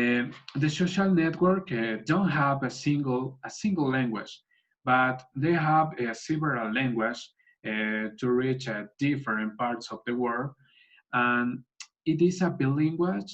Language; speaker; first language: English; non-native, learner; Spanish